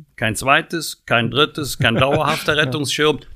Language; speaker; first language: German; native; German